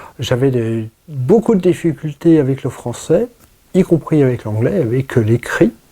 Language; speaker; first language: French; early bilingual, other home language; English